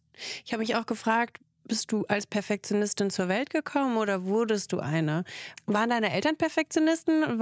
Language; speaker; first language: German; early bilingual, other home language; Russian